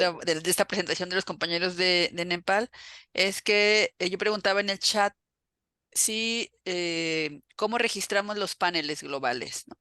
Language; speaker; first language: Spanish; native; Spanish